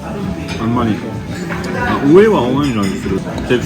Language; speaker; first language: Japanese; non-native, fluent; French